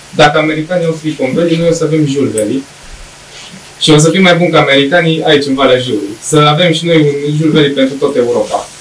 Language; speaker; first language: Romanian; native; Romanian